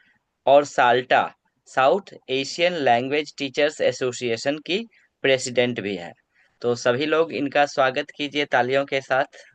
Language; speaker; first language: Hindi; native; Hindi